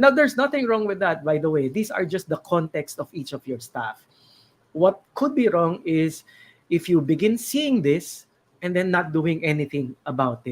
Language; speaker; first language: English; non-native, local second language; Filipino